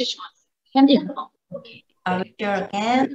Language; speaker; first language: English; non-native, learner; Korean